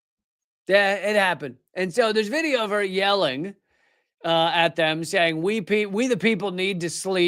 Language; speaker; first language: English; native; English